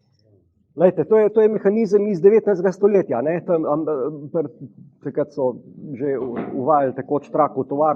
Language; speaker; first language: Slovenian; native; Slovenian